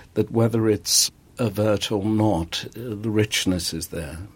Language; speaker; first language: English; native; English